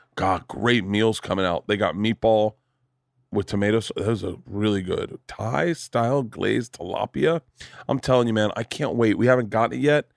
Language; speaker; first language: English; native; English